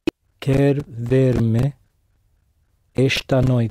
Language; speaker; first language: Portuguese; non-native, learner; English